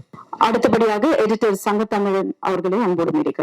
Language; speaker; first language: Tamil; native; Tamil